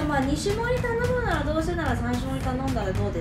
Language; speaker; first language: Japanese; native; Japanese